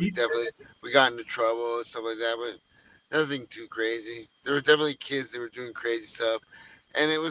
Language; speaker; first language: English; native; English